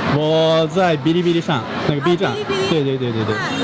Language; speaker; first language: Chinese; non-native, learner; Japanese